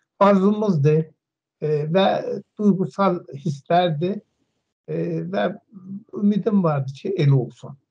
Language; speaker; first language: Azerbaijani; native; Azerbaijani